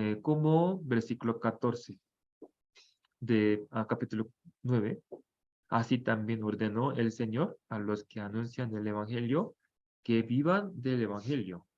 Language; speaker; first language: Spanish; non-native, fluent; Korean